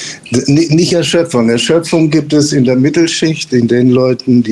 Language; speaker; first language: German; non-native, fluent; Spanish